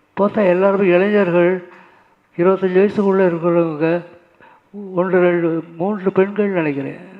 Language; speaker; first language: Tamil; native; Tamil